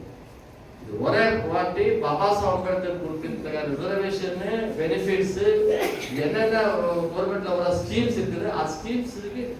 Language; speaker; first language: Tamil; non-native, learner; Kannada